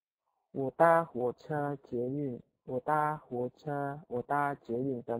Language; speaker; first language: Chinese; non-native, fluent; Indonesian